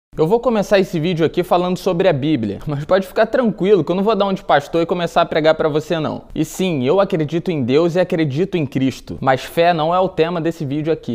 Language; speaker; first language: Portuguese; native; Portuguese